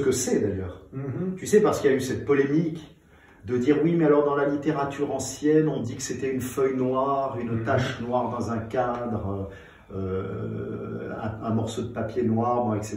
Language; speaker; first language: French; native; French